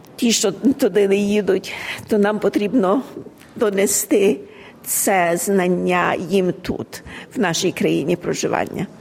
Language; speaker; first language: Ukrainian; early bilingual, heritage; Ukrainian